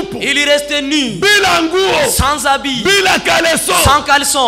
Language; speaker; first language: French; non-native, local second language; Swahili